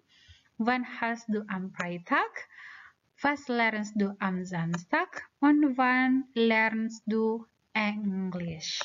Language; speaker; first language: German; non-native, learner; Indonesian